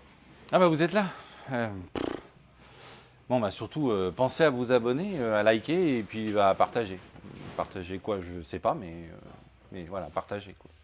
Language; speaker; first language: French; native; French